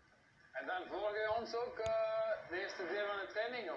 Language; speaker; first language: Dutch; non-native, local second language; French